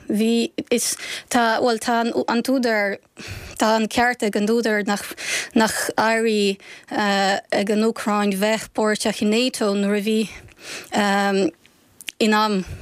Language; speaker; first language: Irish; non-native, fluent; Ukrainian